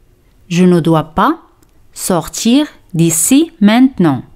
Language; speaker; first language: French; non-native, fluent; Spanish